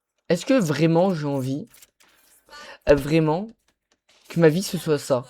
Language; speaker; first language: French; native; French